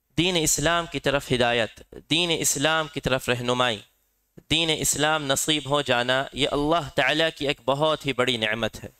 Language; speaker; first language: Urdu; native; Urdu